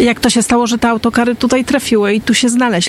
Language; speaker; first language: Polish; native; Polish